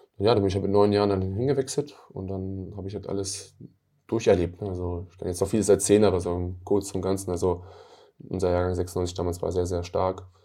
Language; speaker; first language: German; early bilingual, other home language; Albanian